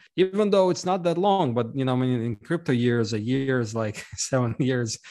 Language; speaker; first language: English; non-native, fluent; Russian